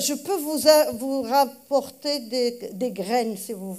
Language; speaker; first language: French; non-native, local second language; Arabic